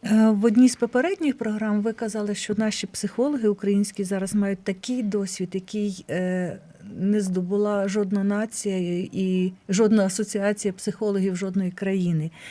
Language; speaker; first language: Ukrainian; native; Ukrainian